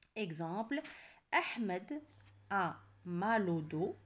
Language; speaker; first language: French; non-native, local second language; Arabic